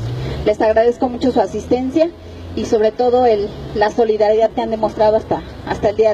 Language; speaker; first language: Spanish; native; Spanish